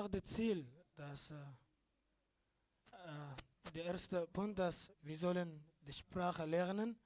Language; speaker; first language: German; non-native, learner; Arabic